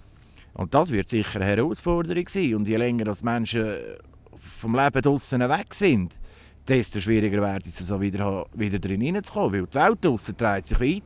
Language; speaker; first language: German; native; German